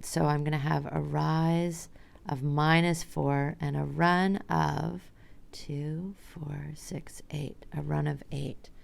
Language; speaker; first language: English; native; English